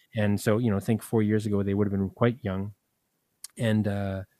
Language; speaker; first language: English; native; English